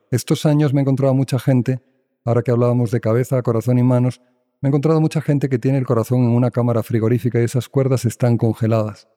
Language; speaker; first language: Spanish; native; Spanish